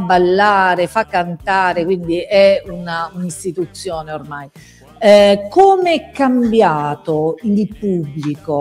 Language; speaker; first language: Italian; native; Italian